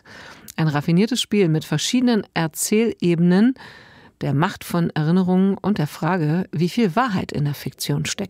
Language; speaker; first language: German; native; German